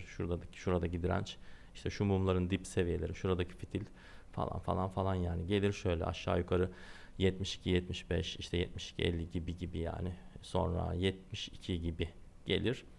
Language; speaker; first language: Turkish; native; Turkish